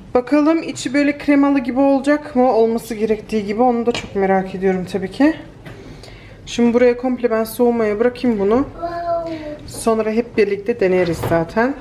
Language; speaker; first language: Turkish; early bilingual, heritage; Turkish